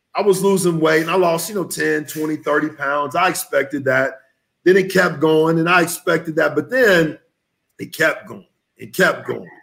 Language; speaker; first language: English; native; English